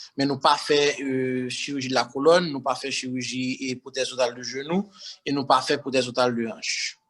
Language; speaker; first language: French; non-native, local second language; Haitian Creole